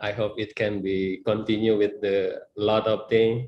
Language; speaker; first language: English; non-native, learner; Indonesian